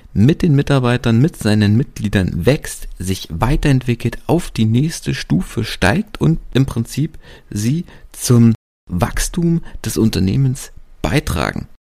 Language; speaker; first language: German; native; German